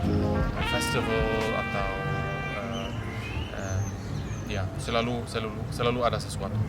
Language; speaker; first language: Indonesian; non-native, fluent; Polish